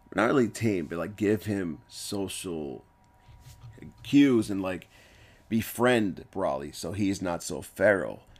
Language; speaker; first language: English; early bilingual, other home language; Spanish